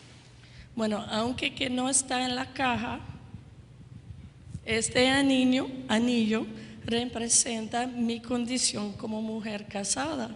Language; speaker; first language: Spanish; non-native, fluent; English